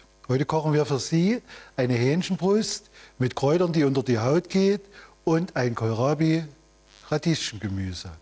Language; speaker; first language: German; native; German